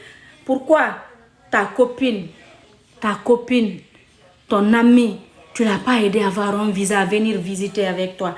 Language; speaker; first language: French; non-native, local second language; Mandingo